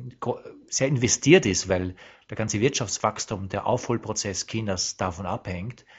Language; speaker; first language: German; native; German